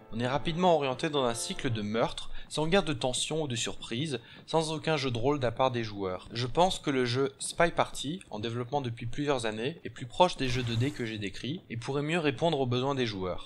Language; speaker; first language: French; native; French